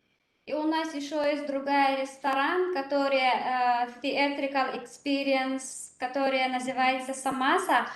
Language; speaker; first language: Russian; non-native, learner; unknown